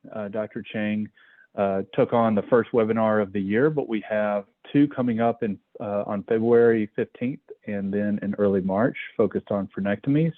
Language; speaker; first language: English; native; English